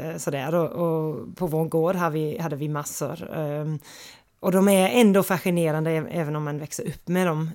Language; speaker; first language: Swedish; non-native, fluent; English